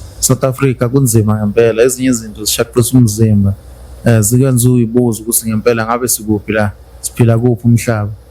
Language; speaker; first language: Zulu; native; Zulu